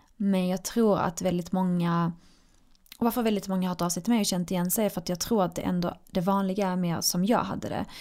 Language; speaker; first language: Swedish; early bilingual, other home language; Arabic